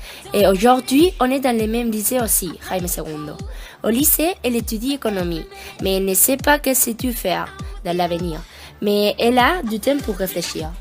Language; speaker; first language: French; non-native, learner; Spanish